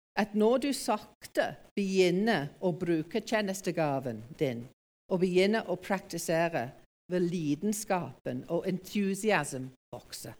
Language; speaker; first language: Norwegian; non-native, fluent; English